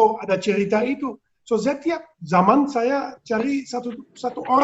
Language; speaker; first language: Indonesian; non-native, fluent; Dutch